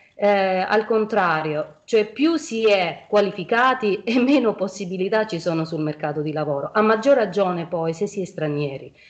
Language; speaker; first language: Italian; non-native, fluent; Albanian